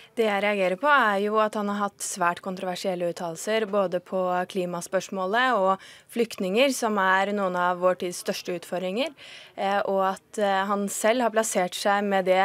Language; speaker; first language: Norwegian; native; Norwegian